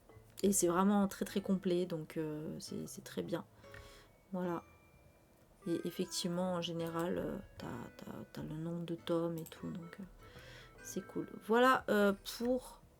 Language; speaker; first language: French; native; French